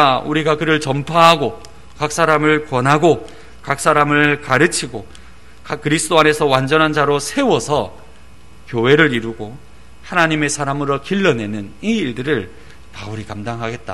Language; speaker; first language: Korean; native; Korean